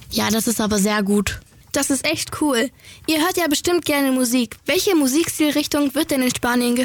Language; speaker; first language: German; native; German